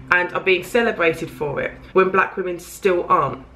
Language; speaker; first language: English; native; English